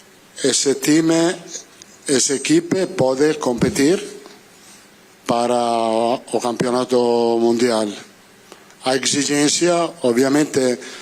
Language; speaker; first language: Spanish; non-native, fluent; Italian